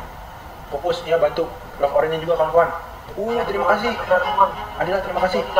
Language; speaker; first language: Indonesian; native; Indonesian